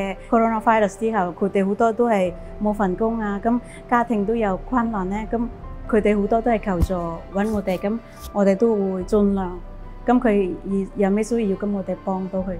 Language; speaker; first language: Cantonese; non-native, fluent; Indonesian